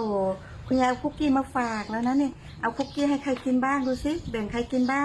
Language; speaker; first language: Thai; native; Thai